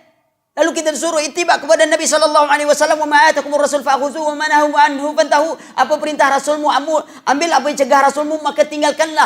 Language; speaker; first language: Malay; native; Malay